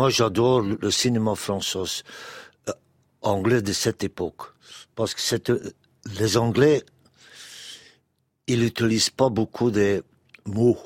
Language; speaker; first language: French; non-native, local second language; Dutch